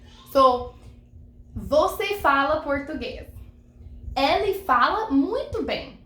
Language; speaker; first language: Portuguese; non-native, fluent; English